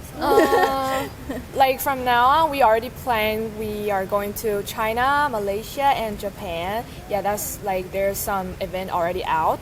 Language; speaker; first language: English; non-native, fluent; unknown